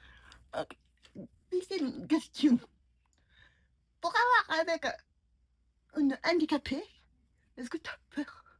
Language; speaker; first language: French; non-native, learner; Mongolian